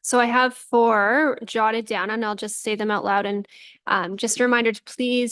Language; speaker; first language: English; native; English